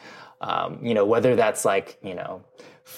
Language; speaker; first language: English; native; English